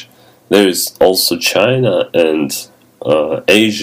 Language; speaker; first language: English; non-native, fluent; Russian